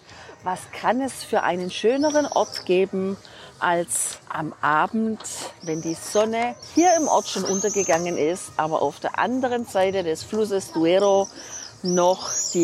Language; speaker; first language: German; native; German